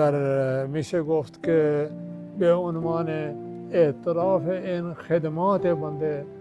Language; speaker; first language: Persian; non-native, fluent; Urdu